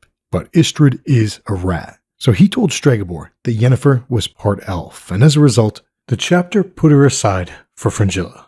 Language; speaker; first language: English; native; English